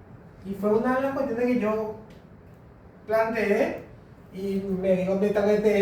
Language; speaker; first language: Spanish; native; Spanish